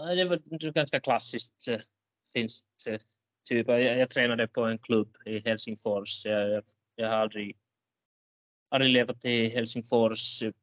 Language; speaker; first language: Swedish; non-native, local second language; Finnish